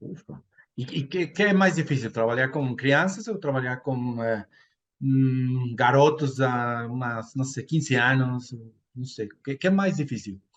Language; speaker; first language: Portuguese; non-native, fluent; Spanish